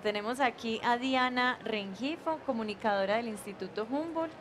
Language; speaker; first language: Spanish; native; Spanish